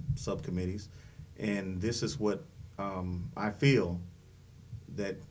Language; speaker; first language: English; native; English